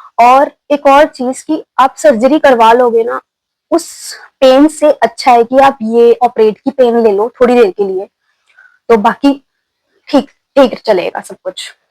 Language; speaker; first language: Hindi; native; Hindi